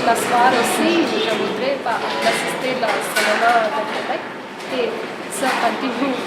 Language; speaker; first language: French; non-native, fluent; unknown